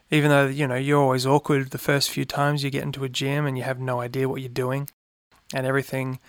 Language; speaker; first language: English; native; English